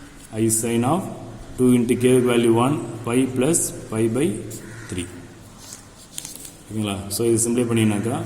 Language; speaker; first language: Tamil; native; Tamil